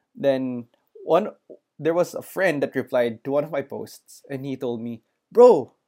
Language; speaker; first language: English; non-native, local second language; Filipino